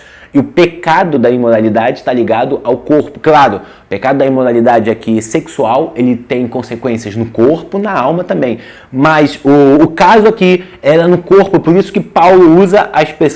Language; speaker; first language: Portuguese; native; Portuguese